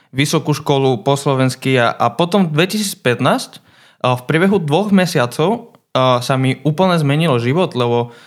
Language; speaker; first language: Slovak; non-native, fluent; Spanish